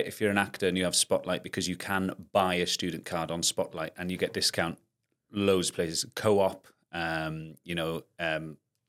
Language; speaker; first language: English; non-native, local second language; Welsh